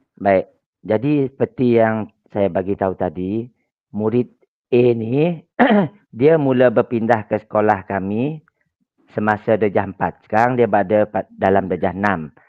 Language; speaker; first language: Malay; native; Malay